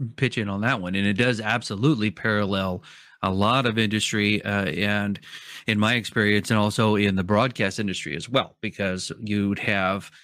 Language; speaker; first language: English; native; English